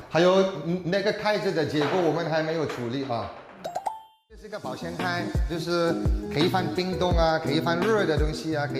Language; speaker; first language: Chinese; non-native, fluent; Morisyen